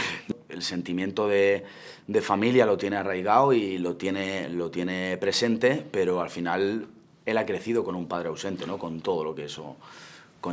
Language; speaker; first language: Spanish; native; Spanish